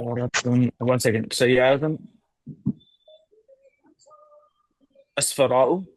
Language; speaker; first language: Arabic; non-native, learner; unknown